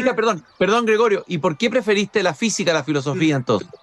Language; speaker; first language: Spanish; native; Spanish